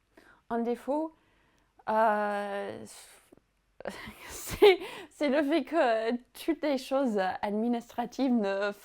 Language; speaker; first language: French; non-native, fluent; English